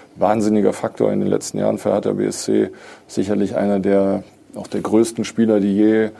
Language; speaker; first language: German; native; German